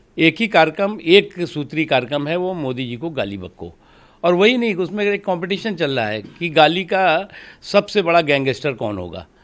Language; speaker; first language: Hindi; native; Hindi